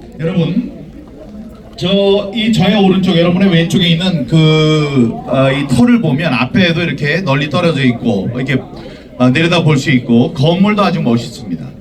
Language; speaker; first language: Korean; native; Korean